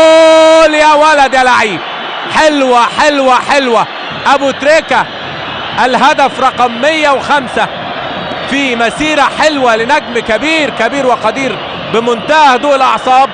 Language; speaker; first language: Arabic; native; Arabic